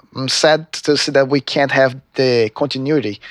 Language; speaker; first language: English; non-native, fluent; Portuguese